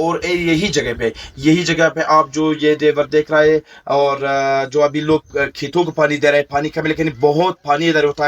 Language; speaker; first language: Hindi; non-native, fluent; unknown